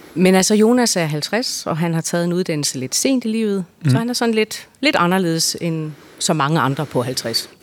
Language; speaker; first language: Danish; native; Danish